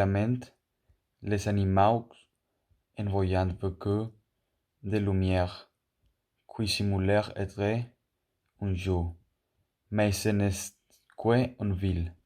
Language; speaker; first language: French; non-native, learner; Spanish